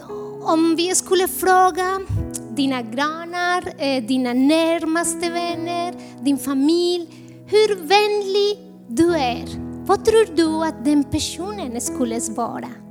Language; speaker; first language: Swedish; non-native, fluent; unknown